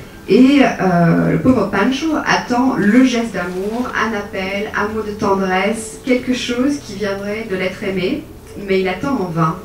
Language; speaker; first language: French; native; French